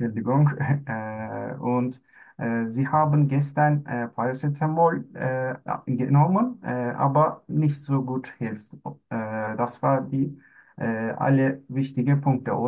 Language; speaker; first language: German; non-native, learner; Turkish